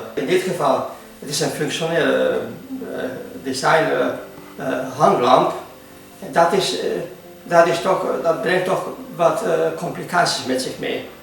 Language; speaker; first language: Dutch; non-native, fluent; Hungarian